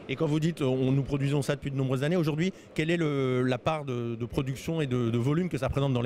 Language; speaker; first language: French; native; French